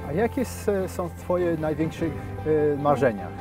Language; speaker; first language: Polish; non-native, learner; English